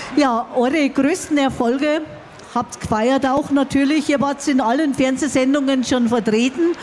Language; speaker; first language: German; native; German